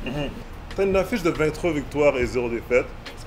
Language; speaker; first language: French; native; French